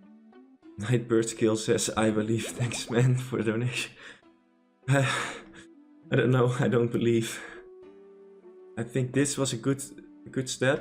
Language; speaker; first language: English; non-native, fluent; Dutch